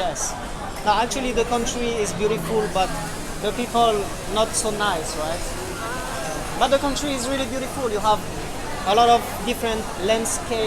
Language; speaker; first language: English; non-native, learner; French